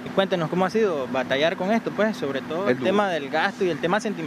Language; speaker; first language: Spanish; native; Spanish